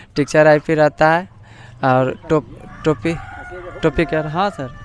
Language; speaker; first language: Hindi; native; Hindi